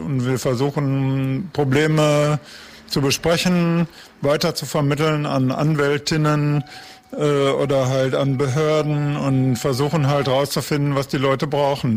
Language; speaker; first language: German; native; German